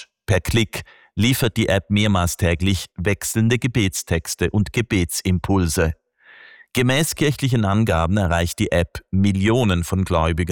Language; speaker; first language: German; native; German